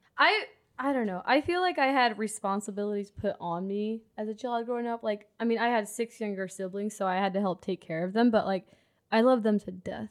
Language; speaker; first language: English; non-native, local second language; Pennsylvania German